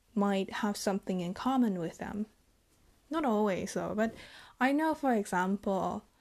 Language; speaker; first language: English; non-native, fluent; Vietnamese